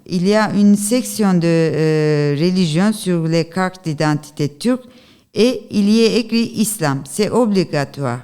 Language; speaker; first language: French; non-native, learner; Turkish